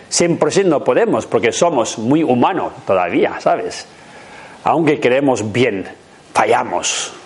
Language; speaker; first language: Spanish; non-native, learner; Tibetan